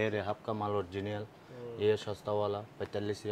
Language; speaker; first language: Hindi; non-native, learner; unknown